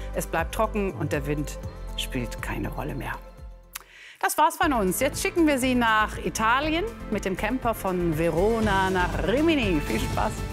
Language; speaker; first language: German; native; German